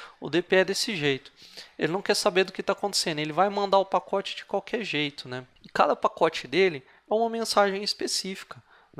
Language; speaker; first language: Portuguese; native; Portuguese